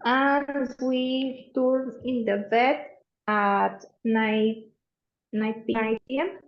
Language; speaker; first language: English; non-native, learner; Spanish